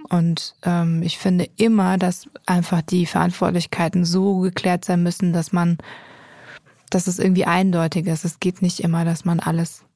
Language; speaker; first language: German; native; German